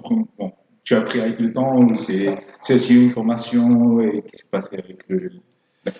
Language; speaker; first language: French; non-native, fluent; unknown